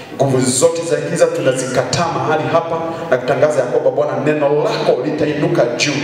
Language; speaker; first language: Swahili; non-native, local second language; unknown